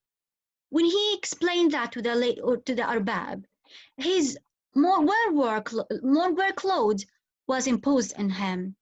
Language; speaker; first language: English; non-native, fluent; Arabic